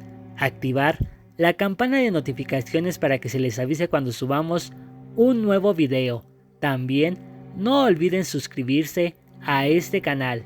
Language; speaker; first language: Spanish; native; Spanish